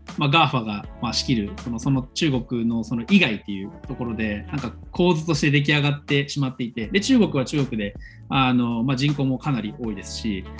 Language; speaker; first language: Japanese; native; Japanese